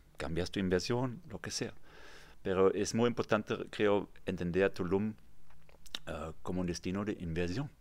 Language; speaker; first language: Spanish; non-native, fluent; German